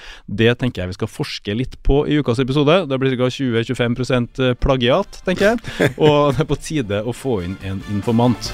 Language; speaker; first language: Norwegian; native; Norwegian